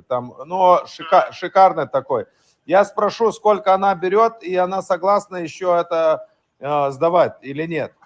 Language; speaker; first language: Russian; non-native, fluent; Lithuanian